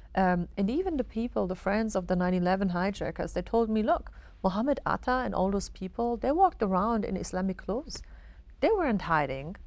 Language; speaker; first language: English; non-native, fluent; Arabic